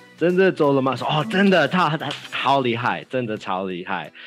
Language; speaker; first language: Chinese; non-native, learner; English